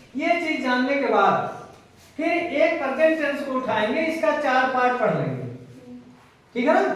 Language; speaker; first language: Hindi; native; Hindi